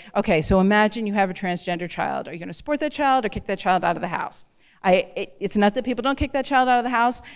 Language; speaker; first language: English; native; English